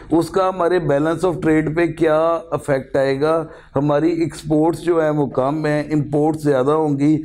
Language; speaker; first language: Urdu; native; Urdu